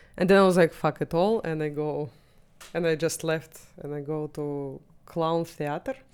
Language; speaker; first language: English; non-native, fluent; Russian